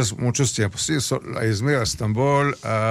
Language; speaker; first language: Spanish; early bilingual, heritage; Spanish